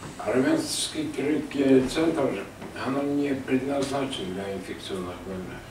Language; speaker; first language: Russian; non-native, local second language; Armenian